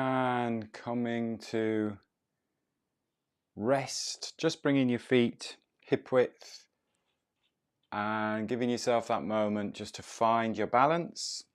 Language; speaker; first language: English; native; English